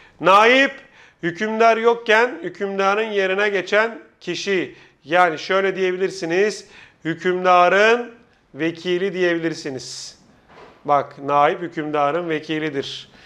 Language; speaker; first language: Turkish; native; Turkish